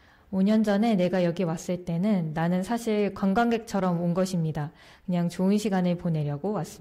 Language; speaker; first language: Korean; native; Korean